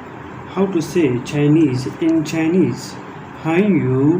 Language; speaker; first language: English; non-native, local second language; Urdu